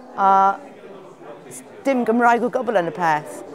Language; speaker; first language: Welsh; non-native, learner; English